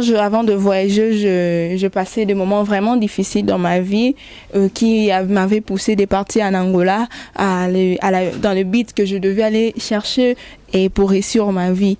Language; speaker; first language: French; non-native, local second language; Lingala